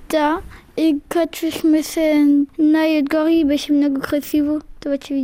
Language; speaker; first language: Bulgarian; early bilingual, heritage; Bulgarian